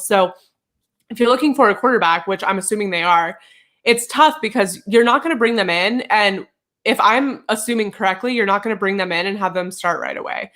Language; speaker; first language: English; native; English